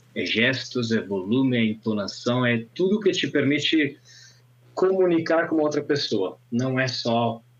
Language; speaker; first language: Portuguese; non-native, fluent; Italian